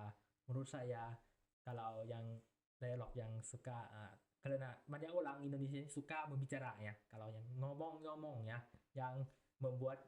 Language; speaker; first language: Indonesian; non-native, learner; Thai